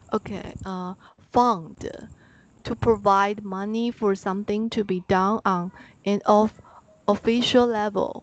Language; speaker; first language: English; non-native, learner; Chinese